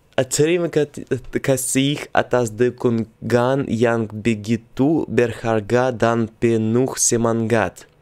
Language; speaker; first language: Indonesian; non-native, learner; Russian